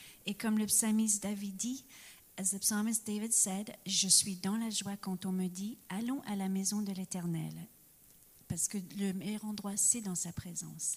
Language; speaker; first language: French; early bilingual, other home language; English